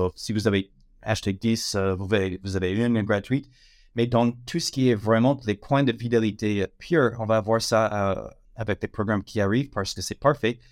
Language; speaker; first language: French; non-native, fluent; English